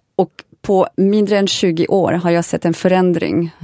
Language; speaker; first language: Swedish; non-native, fluent; French